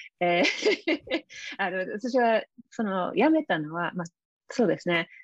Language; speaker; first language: Japanese; non-native, fluent; English